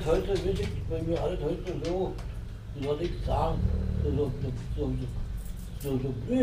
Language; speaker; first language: German; native; German